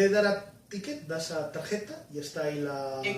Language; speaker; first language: Spanish; native; Spanish